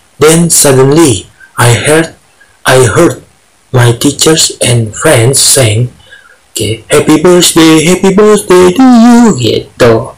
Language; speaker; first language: English; non-native, learner; Indonesian